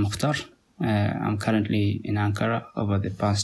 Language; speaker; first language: English; non-native, local second language; Somali